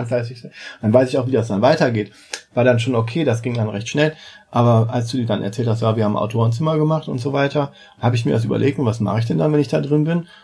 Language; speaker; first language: German; native; German